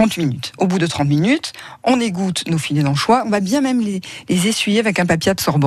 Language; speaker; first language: French; native; French